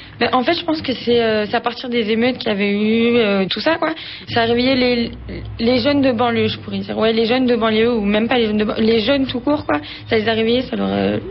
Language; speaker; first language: French; early bilingual, other home language; Arabic